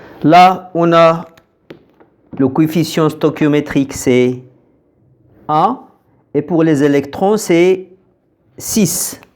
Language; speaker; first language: French; non-native, local second language; Arabic